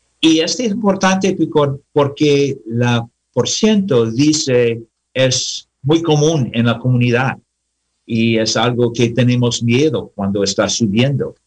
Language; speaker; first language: Spanish; non-native, learner; English